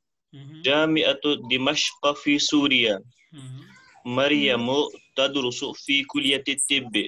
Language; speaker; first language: Arabic; non-native, learner; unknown